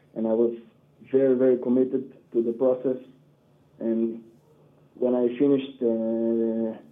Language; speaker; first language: English; non-native, learner; Hebrew